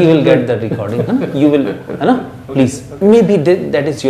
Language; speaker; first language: English; non-native, local second language; Hindi